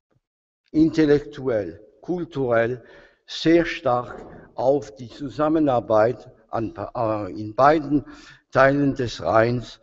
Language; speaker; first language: German; non-native, fluent; French